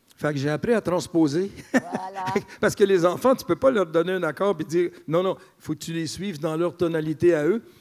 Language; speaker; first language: French; native; French